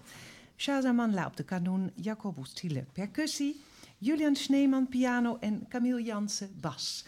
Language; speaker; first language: Dutch; native; Dutch